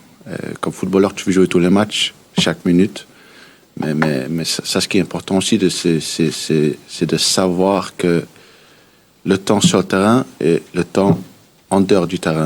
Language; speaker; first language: French; early bilingual, heritage; French